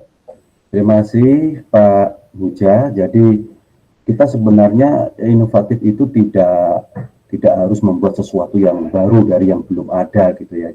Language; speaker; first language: Indonesian; native; Indonesian